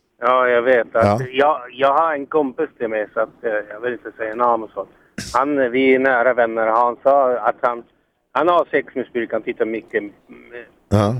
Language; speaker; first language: Swedish; non-native, local second language; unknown